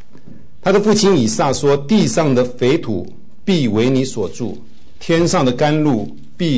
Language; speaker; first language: Chinese; native; Chinese